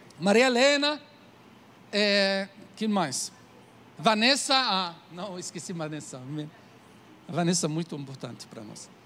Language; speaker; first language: Portuguese; non-native, learner; Arabic